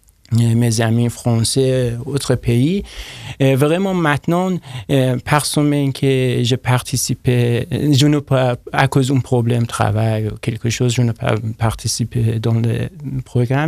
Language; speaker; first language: French; non-native, learner; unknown